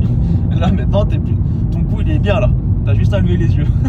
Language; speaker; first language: French; native; French